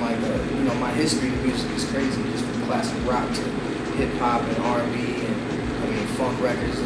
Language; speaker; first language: English; native; English